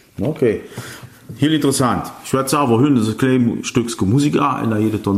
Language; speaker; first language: German; native; German